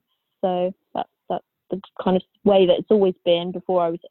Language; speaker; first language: English; native; English